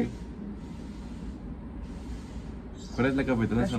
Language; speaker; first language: Spanish; native; Spanish